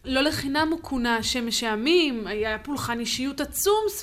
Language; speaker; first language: Hebrew; native; Hebrew